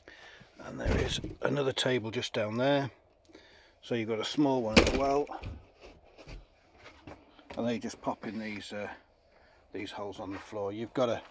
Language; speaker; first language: English; native; English